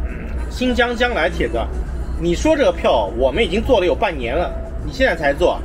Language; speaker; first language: Chinese; native; Chinese